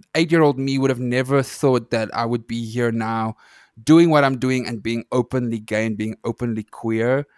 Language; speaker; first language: English; non-native, local second language; Afrikaans